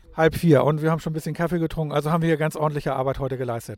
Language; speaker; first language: German; native; German